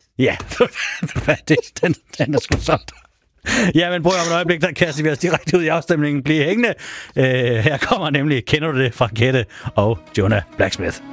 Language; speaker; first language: Danish; native; Danish